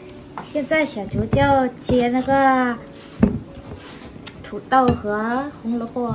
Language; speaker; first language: Chinese; non-native, learner; Vietnamese